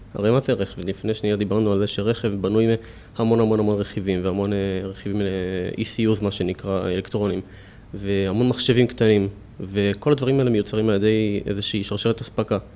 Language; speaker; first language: Hebrew; native; Hebrew